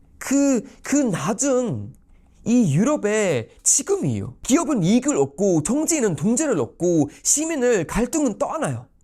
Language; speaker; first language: Korean; non-native, fluent; Swedish